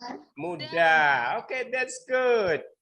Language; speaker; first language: English; non-native, learner; Indonesian